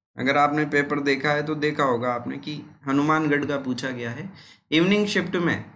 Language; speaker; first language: Hindi; native; Hindi